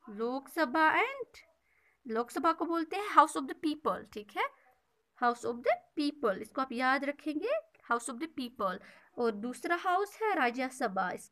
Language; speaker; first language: Hindi; non-native, local second language; Kashmiri